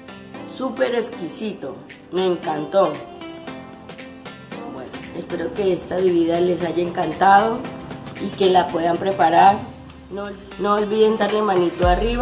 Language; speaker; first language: Spanish; native; Spanish